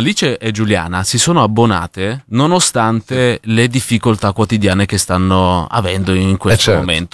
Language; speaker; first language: Italian; native; Italian